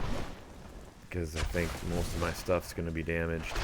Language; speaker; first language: English; native; English